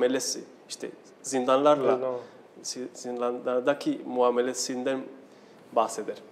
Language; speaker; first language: Turkish; non-native, fluent; Spanish